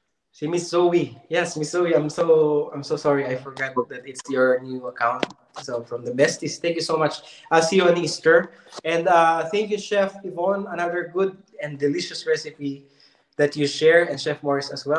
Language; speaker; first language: English; non-native, local second language; Filipino